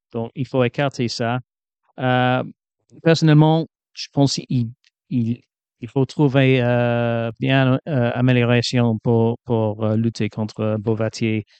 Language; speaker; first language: French; non-native, fluent; English